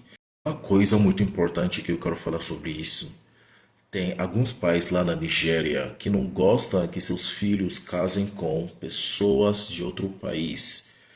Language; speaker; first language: Portuguese; non-native, fluent; Igbo